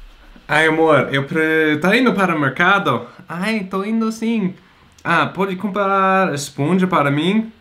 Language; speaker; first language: Portuguese; non-native, fluent; English